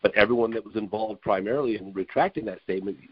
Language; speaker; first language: English; native; English